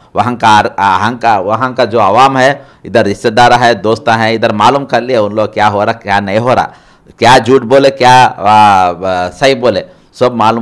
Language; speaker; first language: Hindi; non-native, local second language; Telugu